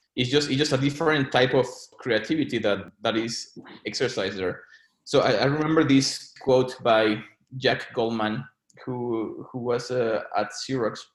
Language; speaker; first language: English; non-native, fluent; Spanish